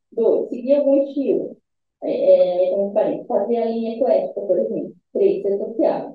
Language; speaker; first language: Portuguese; native; Portuguese